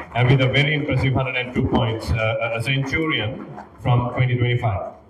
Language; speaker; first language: English; non-native, local second language; Sinhala